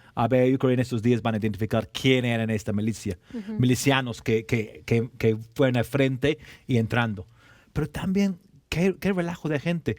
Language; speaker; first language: Spanish; non-native, fluent; English